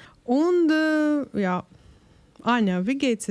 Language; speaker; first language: German; non-native, learner; Ukrainian